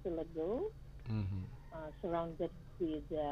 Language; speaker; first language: English; non-native, local second language; Hiligaynon